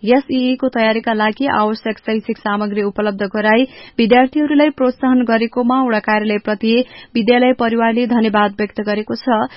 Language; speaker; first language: Nepali; native; Nepali